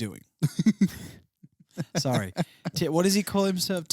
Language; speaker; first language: English; native; English